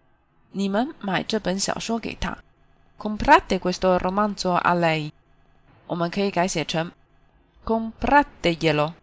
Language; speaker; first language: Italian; non-native, fluent; Chinese